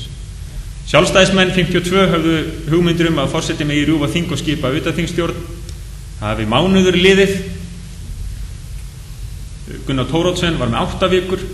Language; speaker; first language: Icelandic; native; Icelandic